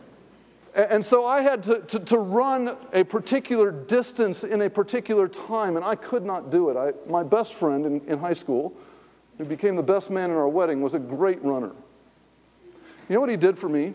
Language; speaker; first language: English; native; English